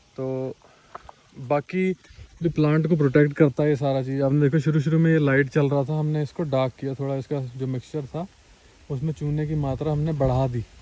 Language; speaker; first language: Hindi; non-native, local second language; Punjabi